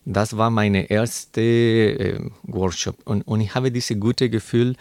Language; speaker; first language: German; non-native, learner; Spanish